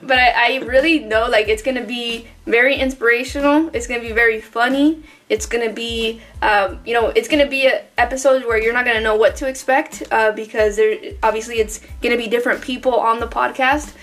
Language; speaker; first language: English; early bilingual, other home language; Spanish